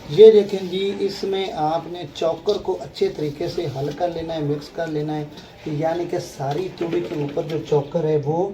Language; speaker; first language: Urdu; native; Urdu